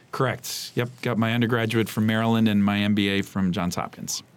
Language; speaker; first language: English; native; English